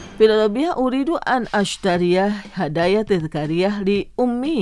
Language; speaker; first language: Arabic; non-native, fluent; Indonesian